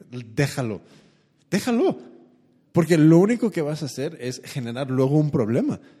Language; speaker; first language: Spanish; early bilingual, heritage; Spanish